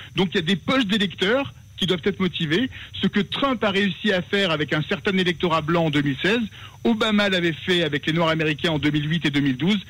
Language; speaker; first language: French; native; French